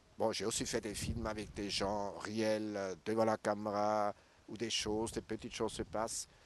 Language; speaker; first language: French; non-native, local second language; German